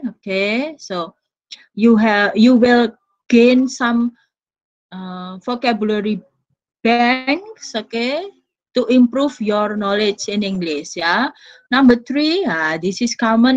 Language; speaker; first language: English; non-native, fluent; Indonesian